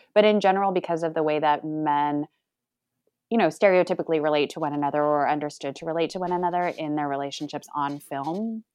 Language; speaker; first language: English; native; English